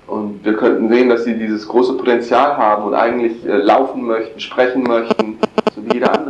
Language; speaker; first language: German; native; German